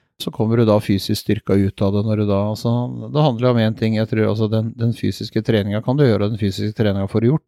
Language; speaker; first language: Norwegian; native; Norwegian